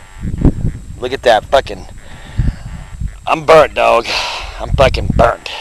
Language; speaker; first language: English; native; English